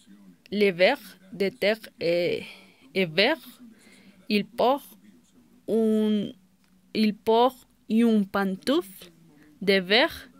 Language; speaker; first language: French; non-native, learner; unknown